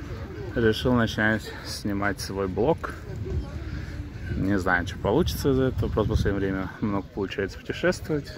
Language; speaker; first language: Russian; native; Russian